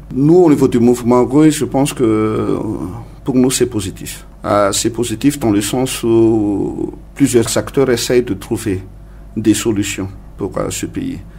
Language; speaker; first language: French; non-native, local second language; Malagasy